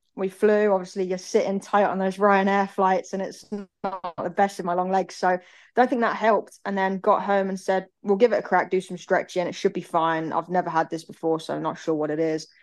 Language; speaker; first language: English; native; English